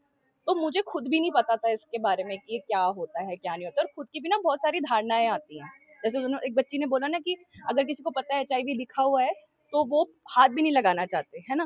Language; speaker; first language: Hindi; native; Hindi